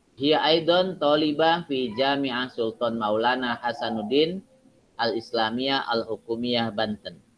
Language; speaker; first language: Arabic; non-native, fluent; Indonesian